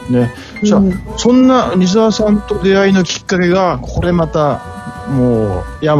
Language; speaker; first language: Japanese; native; Japanese